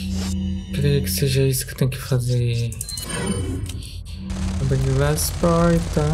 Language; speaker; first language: Portuguese; native; Portuguese